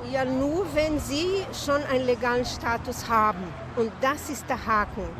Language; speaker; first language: German; non-native, fluent; Portuguese